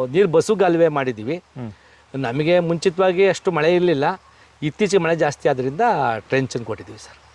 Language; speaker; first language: Kannada; native; Kannada